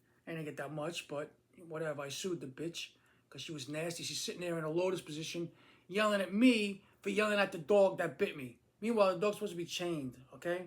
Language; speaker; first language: English; native; English